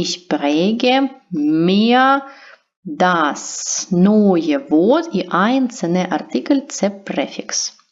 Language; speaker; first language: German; non-native, fluent; Ukrainian